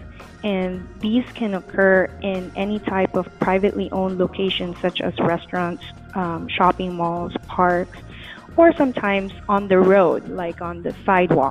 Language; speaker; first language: English; non-native, local second language; Filipino